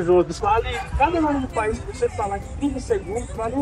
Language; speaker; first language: Portuguese; native; Portuguese